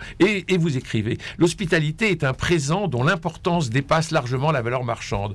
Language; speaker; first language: French; native; French